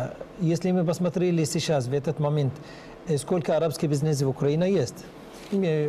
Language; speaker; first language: Russian; non-native, learner; Arabic